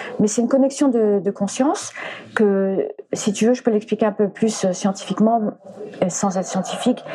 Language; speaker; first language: French; early bilingual, other home language; English